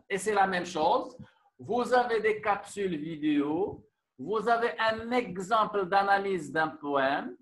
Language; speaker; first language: French; non-native, local second language; Arabic